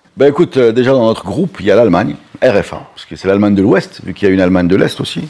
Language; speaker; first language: French; non-native, local second language; Arabic